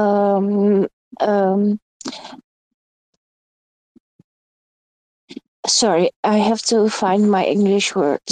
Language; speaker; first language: English; non-native, learner; Dutch